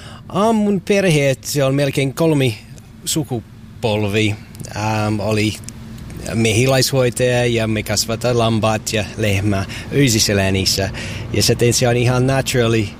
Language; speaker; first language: Finnish; non-native, learner; English